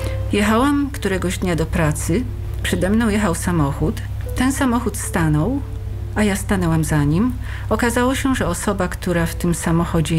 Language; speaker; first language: English; non-native, fluent; Polish